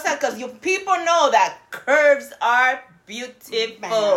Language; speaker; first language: English; non-native, fluent; Spanish